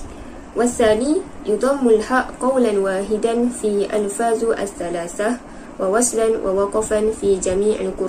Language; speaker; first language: Arabic; non-native, learner; Malay